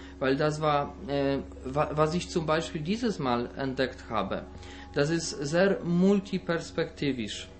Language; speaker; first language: German; non-native, learner; Polish